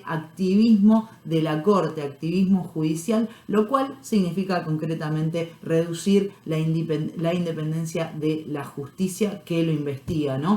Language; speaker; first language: Spanish; native; Spanish